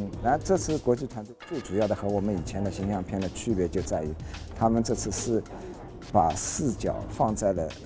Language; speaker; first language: Chinese; native; Chinese